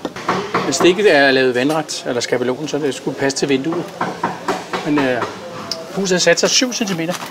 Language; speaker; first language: Danish; native; Danish